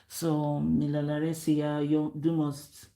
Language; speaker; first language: Swedish; non-native, learner; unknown